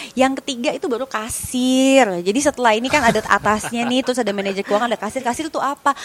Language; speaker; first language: Indonesian; native; Indonesian